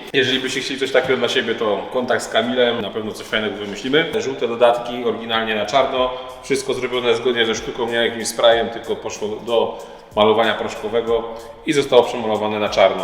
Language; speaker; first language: Polish; native; Polish